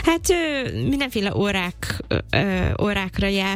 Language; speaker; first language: Hungarian; non-native, fluent; English